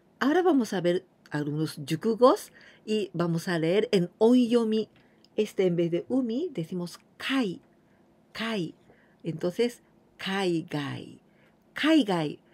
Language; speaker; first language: Spanish; non-native, fluent; Japanese